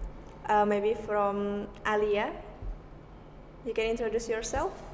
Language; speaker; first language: English; non-native, learner; Indonesian